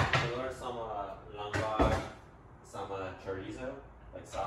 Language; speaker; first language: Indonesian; non-native, learner; English